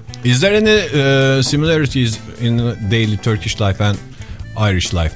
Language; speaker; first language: English; non-native, fluent; Turkish